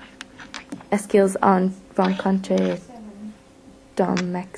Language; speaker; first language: French; non-native, learner; English